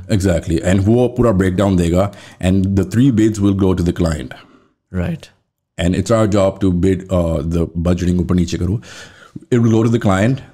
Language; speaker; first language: English; native; English